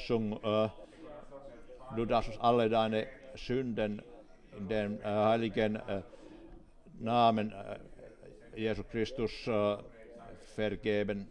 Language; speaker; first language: German; non-native, fluent; Finnish